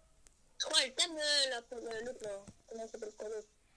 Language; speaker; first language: French; native; French